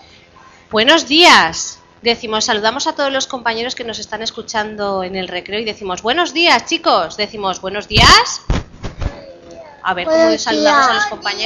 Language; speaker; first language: Spanish; native; Spanish